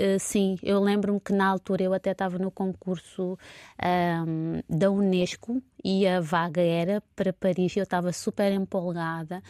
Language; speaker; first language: Portuguese; non-native, local second language; Kabuverdianu